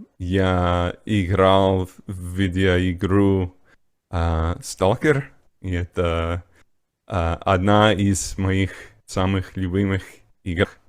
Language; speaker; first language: Russian; non-native, fluent; English